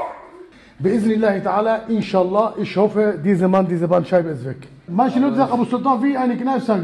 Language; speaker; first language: German; non-native, learner; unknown